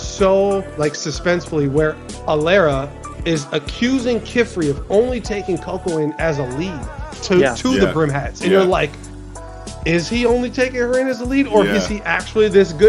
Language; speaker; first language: English; native; English